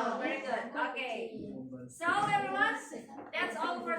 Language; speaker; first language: English; non-native, learner; Indonesian